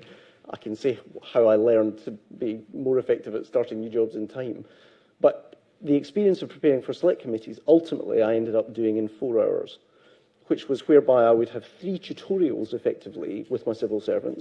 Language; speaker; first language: English; native; English